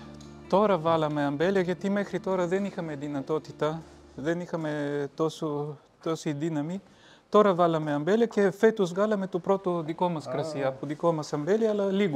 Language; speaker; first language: Greek; non-native, fluent; Bulgarian